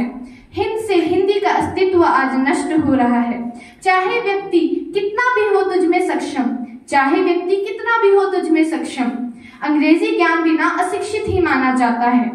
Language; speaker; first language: Hindi; native; Hindi